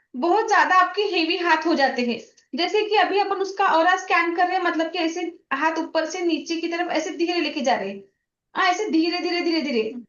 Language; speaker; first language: Hindi; non-native, local second language; Marathi